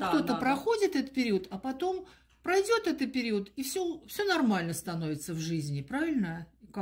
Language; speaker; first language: Russian; native; Russian